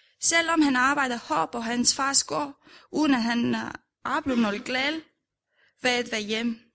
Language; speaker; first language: Danish; non-native, fluent; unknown